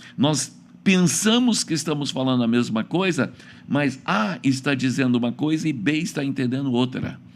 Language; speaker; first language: Portuguese; early bilingual, other home language; English